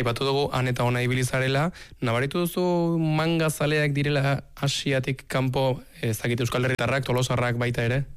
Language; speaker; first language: Basque; native; Basque